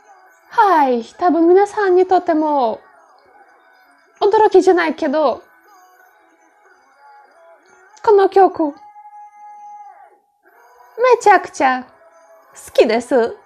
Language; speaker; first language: Japanese; non-native, fluent; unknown